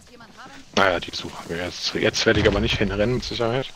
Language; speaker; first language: German; native; German